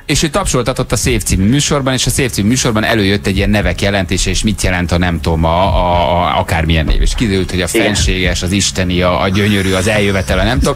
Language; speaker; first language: Hungarian; native; Hungarian